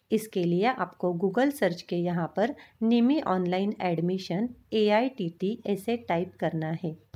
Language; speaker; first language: Hindi; non-native, local second language; Marathi